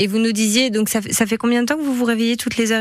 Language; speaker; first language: French; native; French